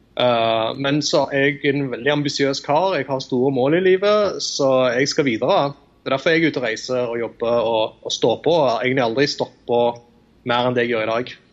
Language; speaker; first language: Norwegian; early bilingual, other home language; Tamil